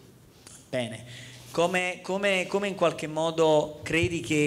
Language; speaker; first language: Italian; native; Italian